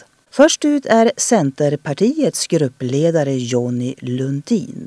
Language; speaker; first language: Swedish; native; Swedish